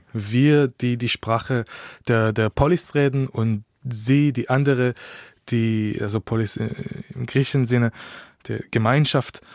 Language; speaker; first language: German; non-native, fluent; Hebrew